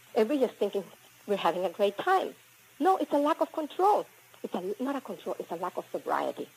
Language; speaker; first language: English; early bilingual, other home language; Spanish